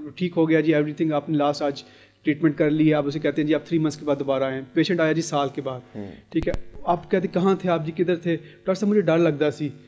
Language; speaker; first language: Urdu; native; Urdu